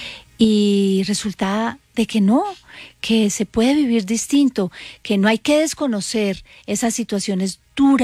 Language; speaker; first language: Spanish; native; Spanish